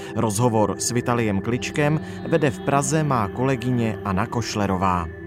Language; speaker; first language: Czech; native; Czech